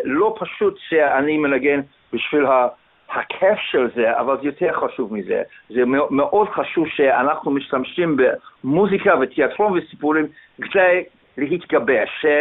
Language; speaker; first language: Hebrew; non-native, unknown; English